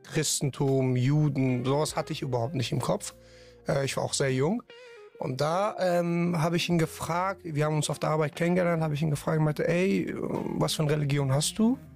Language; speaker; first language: German; non-native, fluent; Turkish